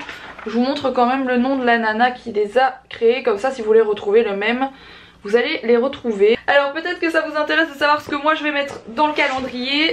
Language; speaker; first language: French; native; French